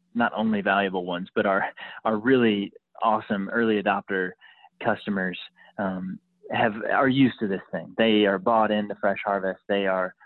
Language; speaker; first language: English; native; English